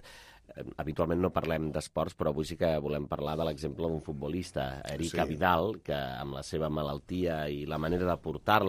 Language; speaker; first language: Catalan; native; Catalan